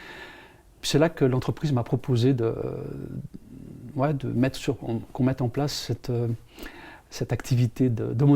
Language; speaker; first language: French; native; French